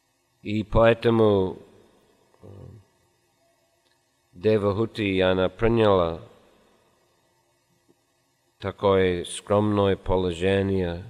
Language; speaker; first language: Russian; non-native, fluent; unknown